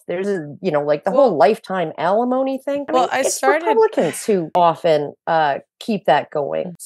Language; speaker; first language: English; native; English